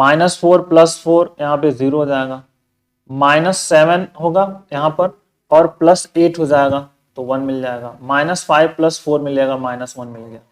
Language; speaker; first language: Hindi; native; Hindi